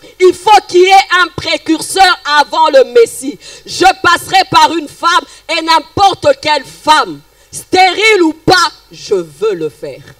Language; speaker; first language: French; non-native, local second language; Lingala